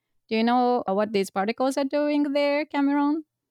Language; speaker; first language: English; non-native, fluent; Japanese